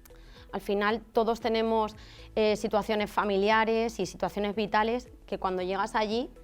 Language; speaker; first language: Spanish; native; Spanish